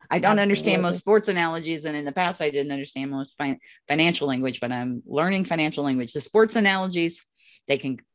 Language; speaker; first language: English; native; English